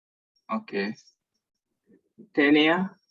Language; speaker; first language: Spanish; non-native, learner; English